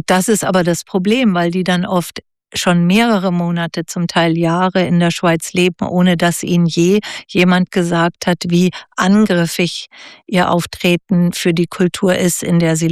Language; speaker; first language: German; native; German